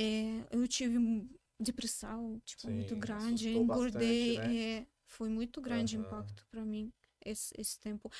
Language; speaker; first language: Portuguese; non-native, learner; Russian